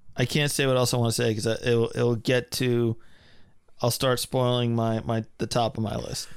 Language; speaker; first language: English; early bilingual, other home language; German